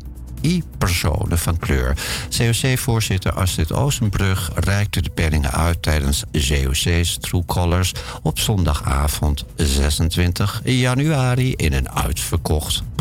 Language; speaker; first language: Dutch; native; Dutch